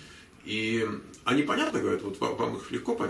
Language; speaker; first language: Russian; native; Russian